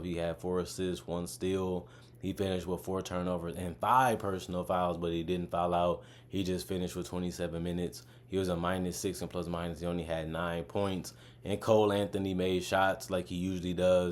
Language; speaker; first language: English; native; English